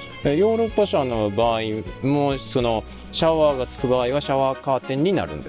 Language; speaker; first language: Japanese; native; Japanese